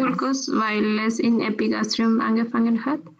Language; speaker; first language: German; non-native, learner; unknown